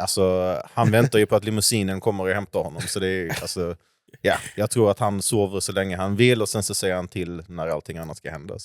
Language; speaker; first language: Swedish; native; Swedish